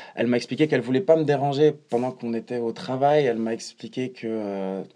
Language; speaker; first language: French; non-native, local second language; Arabic